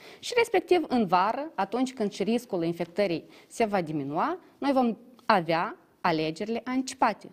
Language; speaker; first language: Romanian; native; Romanian